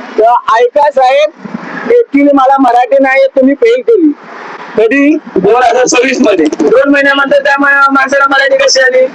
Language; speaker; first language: Marathi; non-native, local second language; Hindi